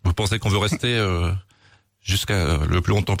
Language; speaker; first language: French; native; French